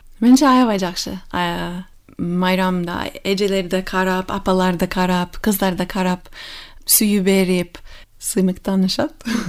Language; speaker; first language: Kyrgyz; non-native, fluent; English